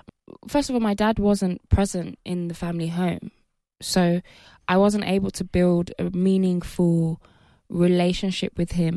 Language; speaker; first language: English; native; English